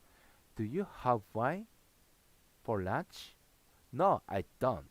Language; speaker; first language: English; non-native, learner; Japanese